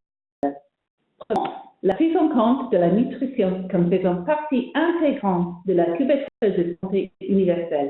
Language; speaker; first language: French; non-native, fluent; English